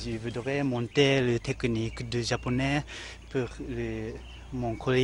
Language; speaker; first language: French; non-native, learner; Japanese